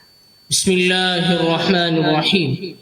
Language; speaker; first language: Arabic; non-native, learner; Urdu